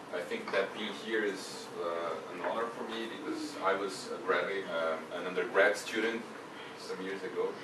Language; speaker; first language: English; non-native, fluent; Portuguese